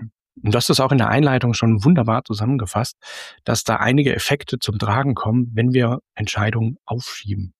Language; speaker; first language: German; native; German